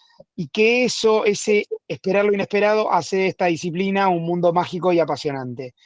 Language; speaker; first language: Spanish; native; Spanish